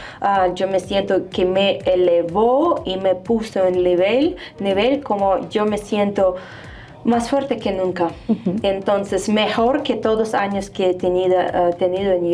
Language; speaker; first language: Spanish; non-native, fluent; Russian